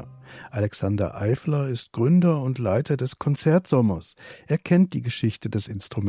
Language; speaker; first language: German; native; German